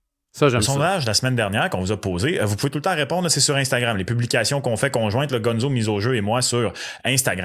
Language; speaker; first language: French; native; French